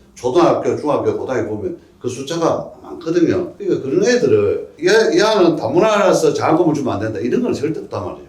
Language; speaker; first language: Korean; native; Korean